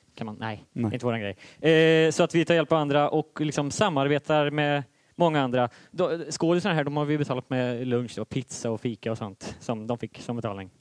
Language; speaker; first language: Swedish; native; Swedish